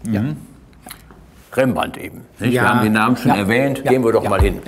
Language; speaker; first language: German; native; German